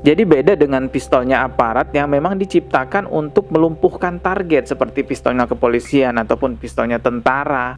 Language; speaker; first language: Indonesian; native; Indonesian